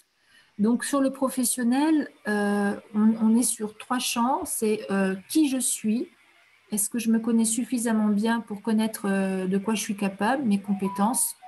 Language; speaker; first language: French; native; French